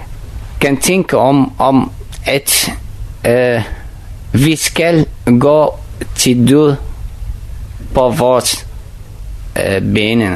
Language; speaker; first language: Danish; non-native, learner; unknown